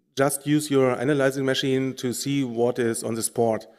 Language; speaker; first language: English; non-native, fluent; German